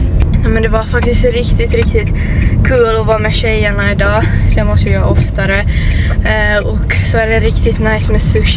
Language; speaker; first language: Swedish; native; Swedish